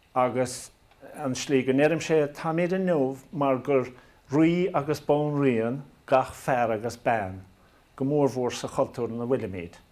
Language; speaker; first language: Irish; native; Irish